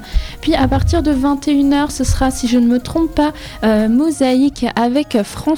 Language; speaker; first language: French; native; French